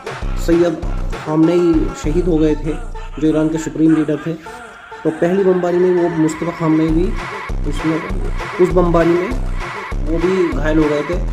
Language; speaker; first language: Hindi; native; Hindi